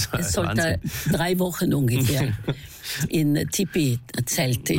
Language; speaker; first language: German; non-native, fluent; Norwegian